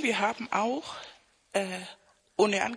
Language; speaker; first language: German; non-native, fluent; Spanish